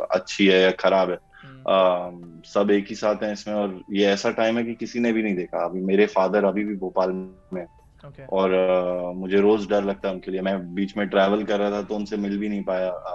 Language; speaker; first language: Hindi; native; Hindi